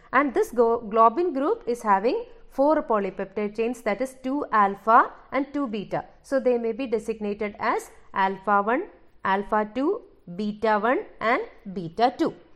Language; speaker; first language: English; non-native, local second language; Malayalam